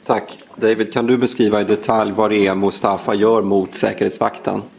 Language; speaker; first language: Swedish; native; Swedish